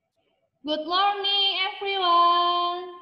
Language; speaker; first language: English; non-native, learner; Indonesian